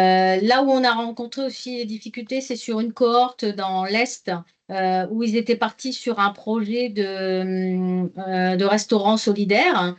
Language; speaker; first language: French; native; French